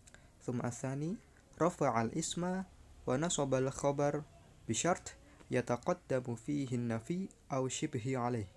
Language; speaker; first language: Arabic; non-native, learner; Indonesian